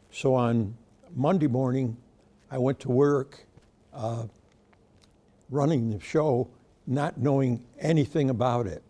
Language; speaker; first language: English; native; English